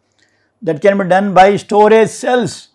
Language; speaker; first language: English; non-native, local second language; Kannada